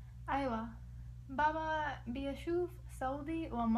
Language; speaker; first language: Arabic; non-native, learner; English